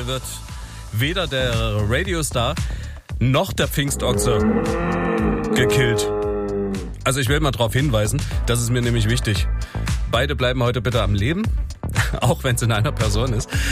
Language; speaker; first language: German; native; German